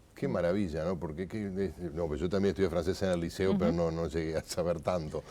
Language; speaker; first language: Spanish; native; Spanish